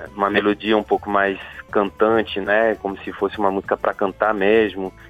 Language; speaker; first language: Portuguese; non-native, fluent; French